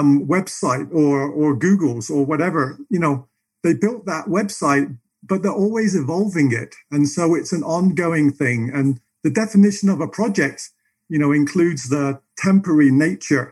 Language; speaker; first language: English; native; English